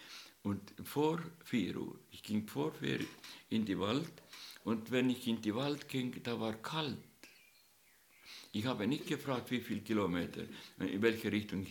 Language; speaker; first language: German; non-native, learner; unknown